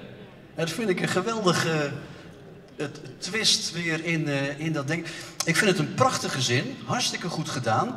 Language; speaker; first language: Dutch; native; Dutch